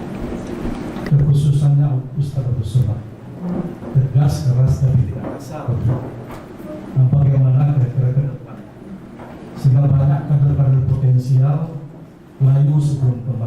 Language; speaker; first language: Indonesian; native; Indonesian